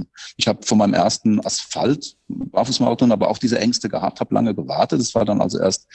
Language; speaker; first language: German; native; German